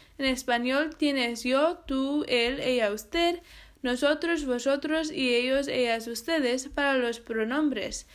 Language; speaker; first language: Spanish; non-native, fluent; English